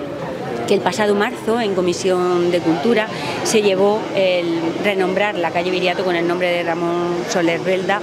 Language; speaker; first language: Spanish; native; Spanish